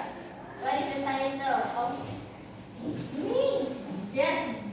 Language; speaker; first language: English; non-native, learner; Indonesian